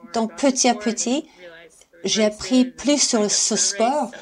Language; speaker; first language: French; non-native, fluent; English